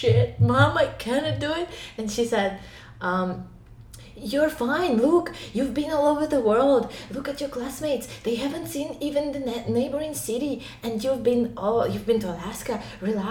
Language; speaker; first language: English; non-native, fluent; Ukrainian